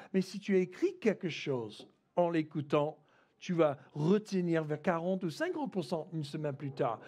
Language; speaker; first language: French; non-native, fluent; English